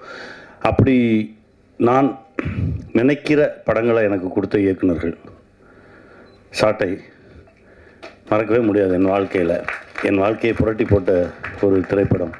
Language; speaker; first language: Tamil; native; Tamil